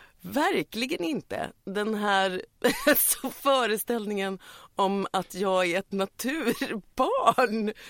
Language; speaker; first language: Swedish; native; Swedish